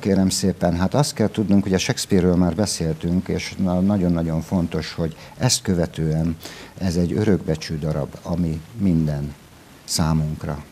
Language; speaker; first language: Hungarian; native; Hungarian